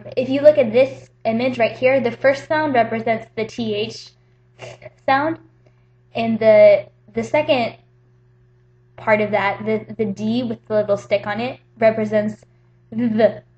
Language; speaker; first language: English; native; English